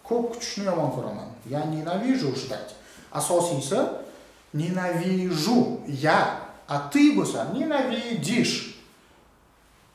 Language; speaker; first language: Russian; non-native, local second language; Uzbek